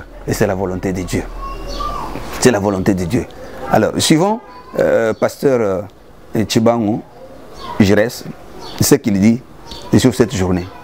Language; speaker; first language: French; non-native, local second language; Luba-Lulua